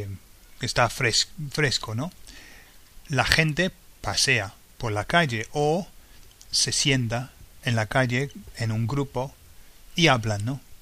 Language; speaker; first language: Spanish; non-native, fluent; English